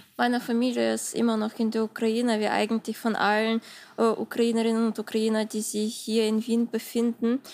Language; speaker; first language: German; non-native, fluent; Ukrainian